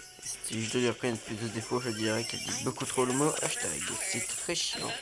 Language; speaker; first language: French; native; French